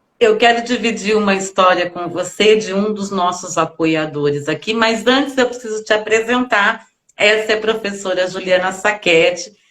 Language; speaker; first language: Portuguese; native; Portuguese